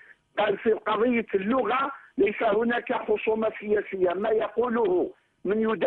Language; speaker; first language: Arabic; native; Arabic